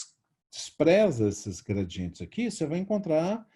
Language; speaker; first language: Portuguese; native; Portuguese